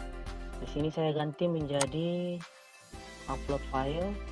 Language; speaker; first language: Indonesian; native; Indonesian